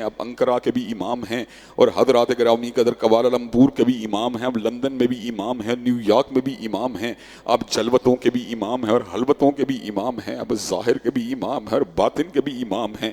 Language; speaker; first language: Urdu; native; Urdu